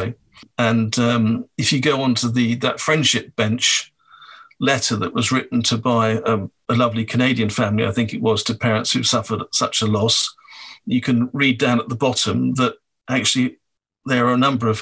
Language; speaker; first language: English; native; English